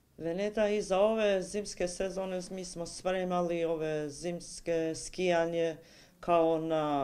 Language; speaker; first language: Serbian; non-native, local second language; Albanian